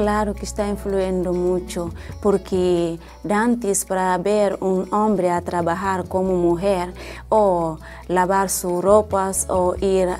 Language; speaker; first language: Spanish; non-native, learner; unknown